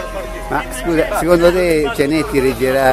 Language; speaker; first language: Italian; native; Italian